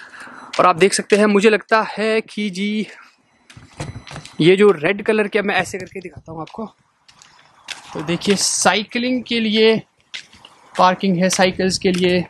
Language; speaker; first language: Hindi; native; Hindi